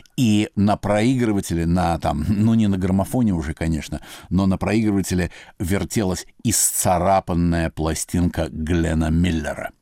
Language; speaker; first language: Russian; native; Russian